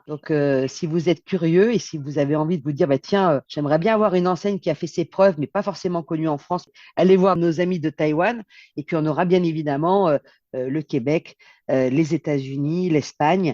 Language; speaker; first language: French; native; French